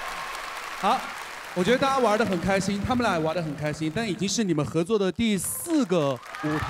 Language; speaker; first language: Chinese; native; Chinese